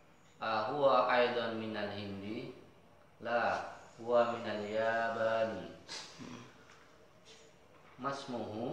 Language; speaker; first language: Arabic; non-native, learner; Indonesian